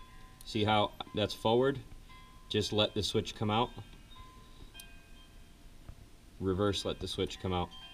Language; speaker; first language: English; native; English